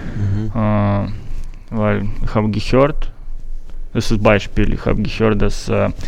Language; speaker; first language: German; non-native, learner; Russian